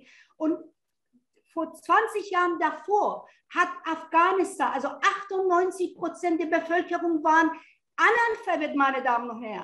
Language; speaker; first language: German; non-native, fluent; Persian